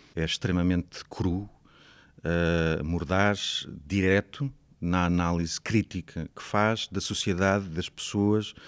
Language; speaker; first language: Portuguese; native; Portuguese